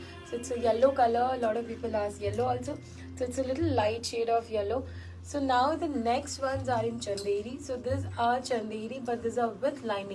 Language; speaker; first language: English; non-native, local second language; Hindi